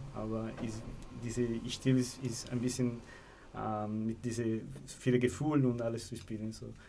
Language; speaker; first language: German; non-native, learner; Portuguese